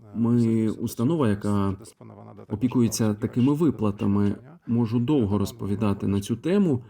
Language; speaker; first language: Ukrainian; non-native, fluent; Polish